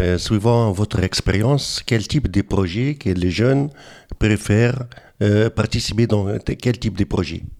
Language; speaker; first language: French; non-native, local second language; Arabic